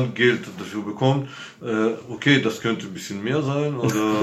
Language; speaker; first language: German; non-native, fluent; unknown